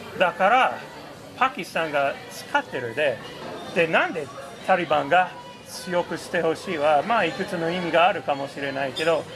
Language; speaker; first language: Japanese; non-native, fluent; English